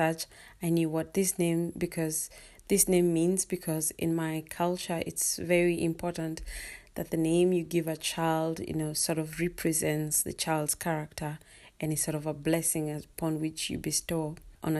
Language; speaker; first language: English; non-native, local second language; Kikuyu